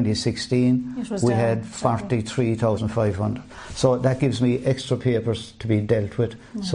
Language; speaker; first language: English; native; English